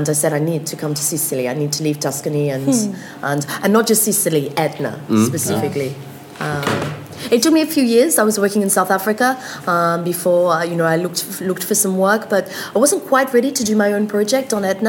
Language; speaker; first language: English; native; English